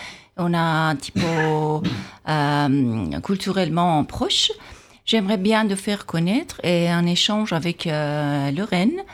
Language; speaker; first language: French; non-native, fluent; Persian